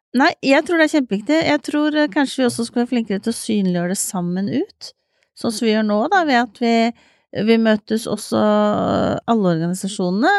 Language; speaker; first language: Norwegian; native; Norwegian